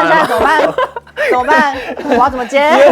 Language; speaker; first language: Chinese; native; Chinese